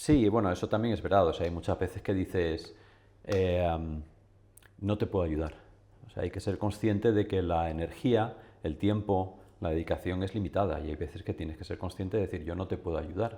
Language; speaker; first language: Spanish; native; Spanish